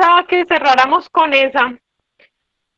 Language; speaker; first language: Spanish; native; Spanish